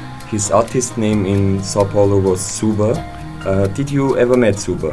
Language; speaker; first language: English; non-native, fluent; German